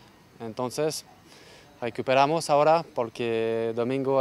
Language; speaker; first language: Spanish; non-native, learner; French